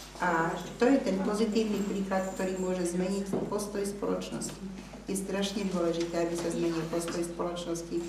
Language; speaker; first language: Slovak; native; Slovak